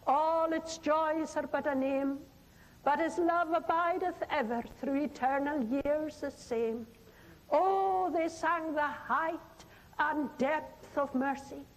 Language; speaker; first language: English; non-native, local second language; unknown